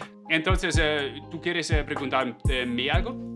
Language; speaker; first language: Spanish; non-native, fluent; German